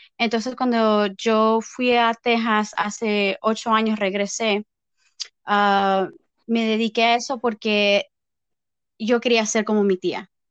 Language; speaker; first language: Spanish; early bilingual, heritage; Spanish